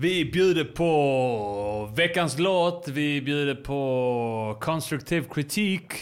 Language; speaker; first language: Swedish; native; Swedish